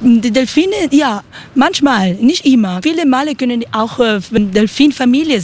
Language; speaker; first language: German; non-native, learner; Spanish